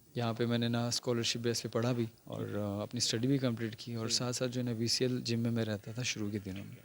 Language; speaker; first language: Urdu; non-native, local second language; Pashto